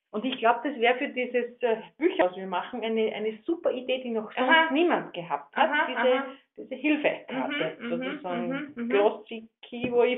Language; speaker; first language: German; non-native, fluent; Greek